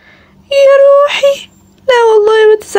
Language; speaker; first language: Arabic; native; Arabic